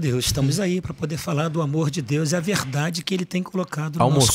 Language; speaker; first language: Portuguese; native; Portuguese